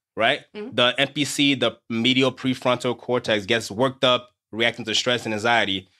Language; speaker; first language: English; native; English